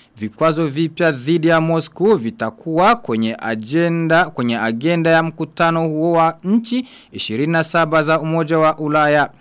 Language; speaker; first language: Swahili; non-native, local second language; Rundi